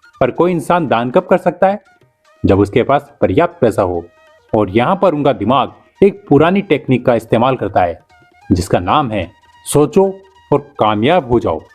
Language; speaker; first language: Hindi; native; Hindi